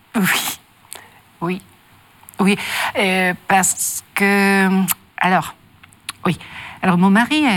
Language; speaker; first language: French; non-native, learner; Japanese